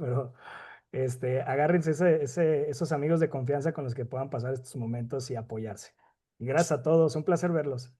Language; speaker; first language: Spanish; native; Spanish